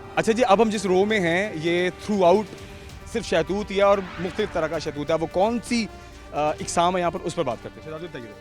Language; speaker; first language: Urdu; non-native, local second language; Punjabi